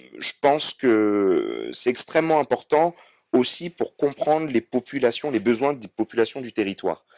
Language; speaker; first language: French; native; French